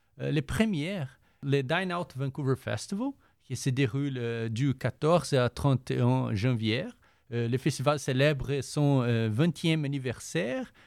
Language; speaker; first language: French; non-native, fluent; Portuguese